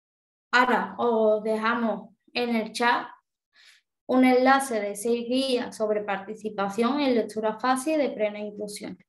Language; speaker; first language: Spanish; native; Spanish